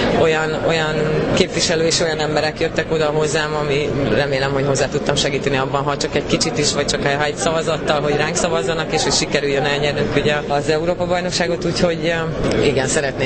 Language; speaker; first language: Hungarian; native; Hungarian